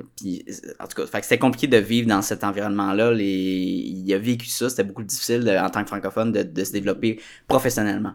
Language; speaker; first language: French; native; French